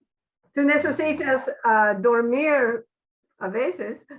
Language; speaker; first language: Spanish; non-native, learner; English